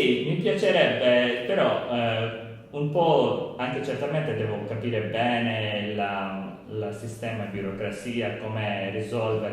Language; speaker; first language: Italian; non-native, learner; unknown